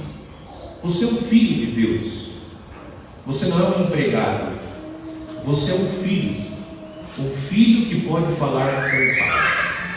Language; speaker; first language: Portuguese; native; Portuguese